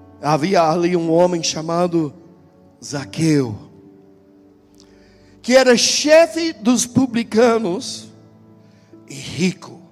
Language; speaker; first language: Portuguese; non-native, fluent; English